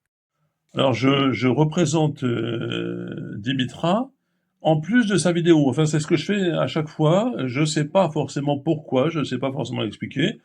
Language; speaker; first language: French; native; French